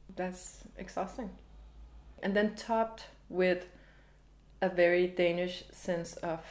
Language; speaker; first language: English; early bilingual, other home language; Danish